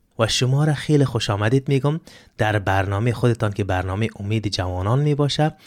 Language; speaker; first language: Persian; native; Persian